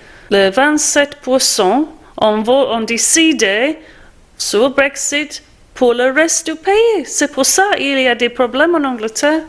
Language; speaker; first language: French; non-native, fluent; English